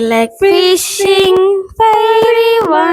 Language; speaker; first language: English; non-native, learner; Indonesian